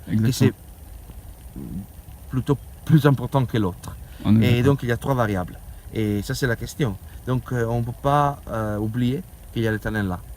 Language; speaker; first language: French; non-native, learner; Italian